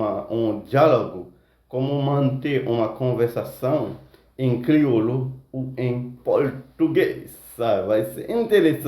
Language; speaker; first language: Portuguese; non-native, fluent; Haitian Creole